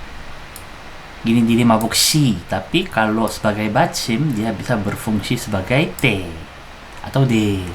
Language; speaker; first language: Indonesian; non-native, fluent; Korean